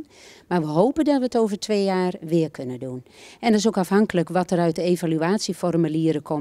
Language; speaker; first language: Dutch; native; Dutch